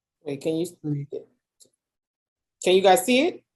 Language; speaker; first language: English; native; English